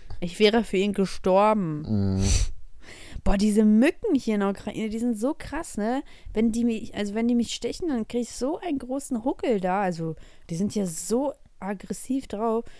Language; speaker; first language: German; early bilingual, other home language; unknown